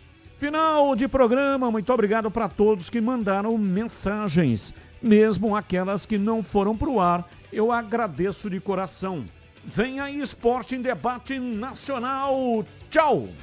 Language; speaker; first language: Portuguese; native; Portuguese